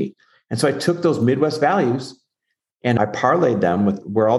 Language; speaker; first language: English; native; English